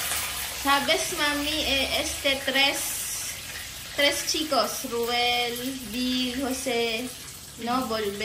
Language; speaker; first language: Spanish; non-native, learner; Filipino